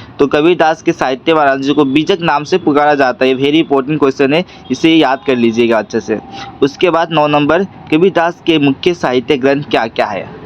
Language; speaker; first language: Hindi; non-native, local second language; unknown